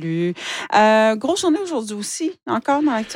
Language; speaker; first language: French; native; French